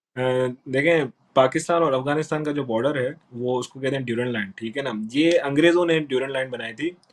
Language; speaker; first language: Urdu; non-native, local second language; Sindhi